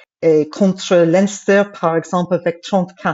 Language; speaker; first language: French; non-native, fluent; English